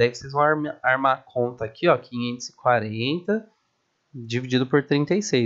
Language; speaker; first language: Portuguese; native; Portuguese